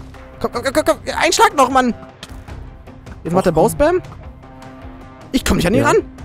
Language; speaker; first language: German; native; German